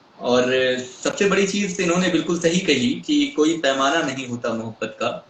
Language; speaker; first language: Hindi; native; Hindi